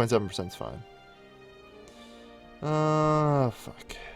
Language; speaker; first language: English; native; English